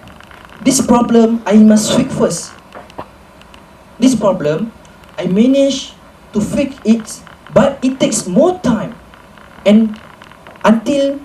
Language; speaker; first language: English; non-native, local second language; Malay